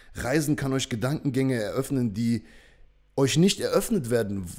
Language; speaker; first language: German; native; German